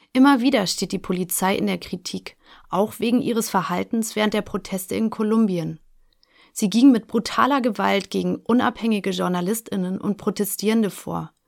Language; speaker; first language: German; native; German